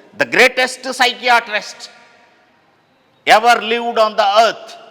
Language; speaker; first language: English; non-native, local second language; Telugu